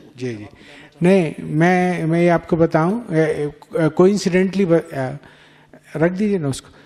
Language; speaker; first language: Hindi; native; Hindi